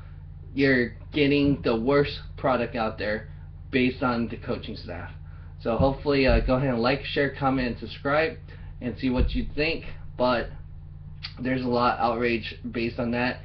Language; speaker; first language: English; native; English